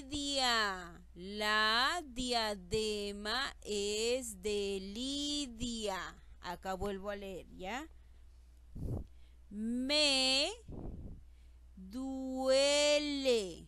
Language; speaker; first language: Spanish; native; Spanish